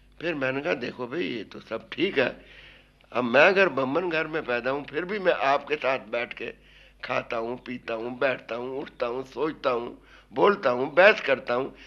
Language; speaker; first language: Hindi; native; Hindi